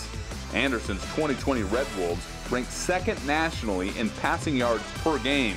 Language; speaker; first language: English; native; English